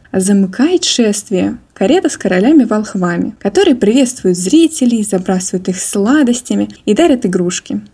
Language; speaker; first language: Russian; native; Russian